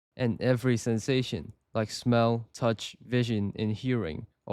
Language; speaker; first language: English; native; English